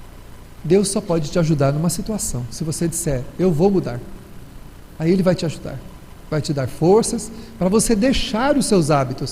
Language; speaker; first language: Portuguese; native; Portuguese